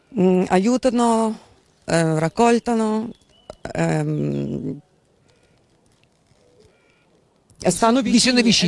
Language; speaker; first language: Italian; non-native, learner; Ukrainian